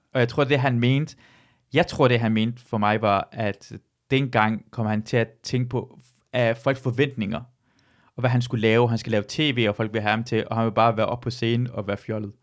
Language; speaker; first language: Danish; early bilingual, other home language; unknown